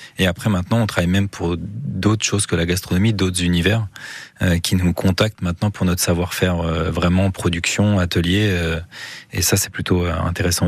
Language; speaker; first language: French; native; French